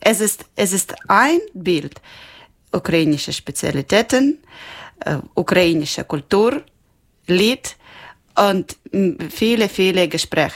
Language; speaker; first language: German; non-native, learner; Ukrainian